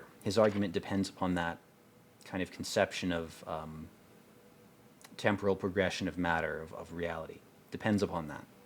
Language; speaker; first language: English; native; English